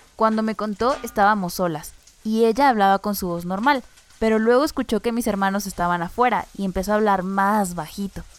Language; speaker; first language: Spanish; non-native, local second language; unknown